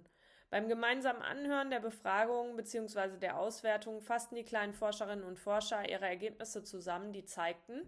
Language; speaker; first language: German; native; German